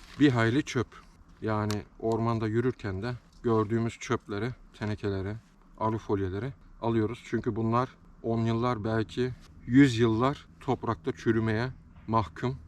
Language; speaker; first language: Turkish; early bilingual, heritage; Turkish